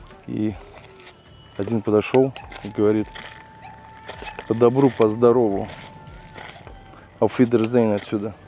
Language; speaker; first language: Russian; native; Russian